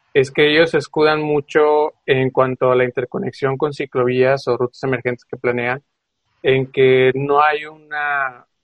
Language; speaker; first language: Spanish; native; Spanish